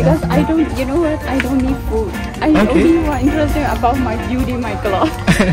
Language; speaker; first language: English; non-native, learner; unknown